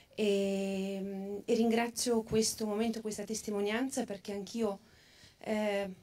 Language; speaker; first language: Italian; non-native, fluent; Albanian